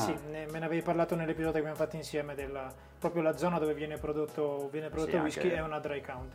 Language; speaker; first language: Italian; native; Italian